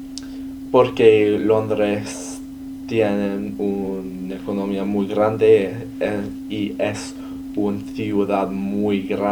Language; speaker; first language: Spanish; non-native, learner; English